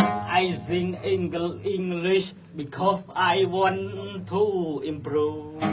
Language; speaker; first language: English; non-native, learner; Khmer